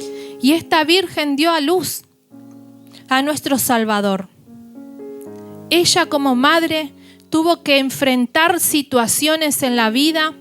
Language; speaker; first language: Spanish; native; Spanish